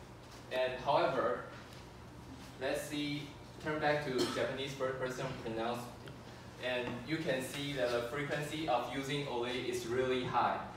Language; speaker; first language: English; non-native, fluent; Chinese